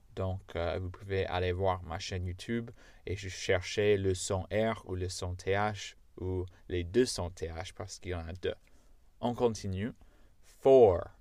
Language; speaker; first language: French; non-native, fluent; English